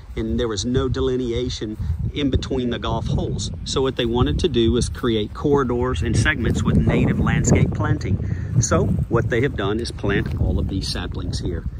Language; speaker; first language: English; native; English